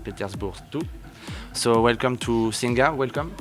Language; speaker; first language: English; non-native, learner; French